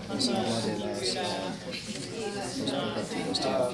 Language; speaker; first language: Spanish; non-native, fluent; English